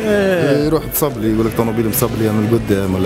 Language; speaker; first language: Arabic; native; Arabic